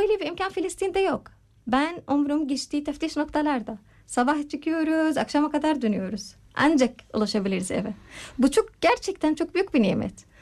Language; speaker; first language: Turkish; non-native, learner; Arabic